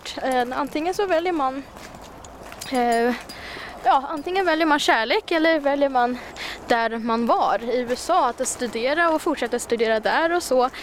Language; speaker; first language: Swedish; non-native, fluent; Chinese